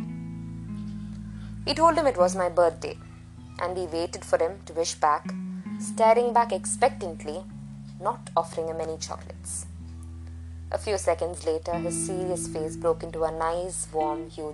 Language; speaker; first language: English; non-native, local second language; Malayalam